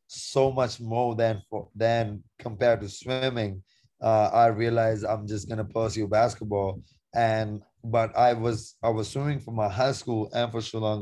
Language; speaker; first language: English; non-native, local second language; Sinhala